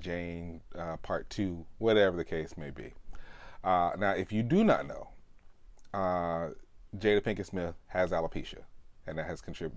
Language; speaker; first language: English; native; English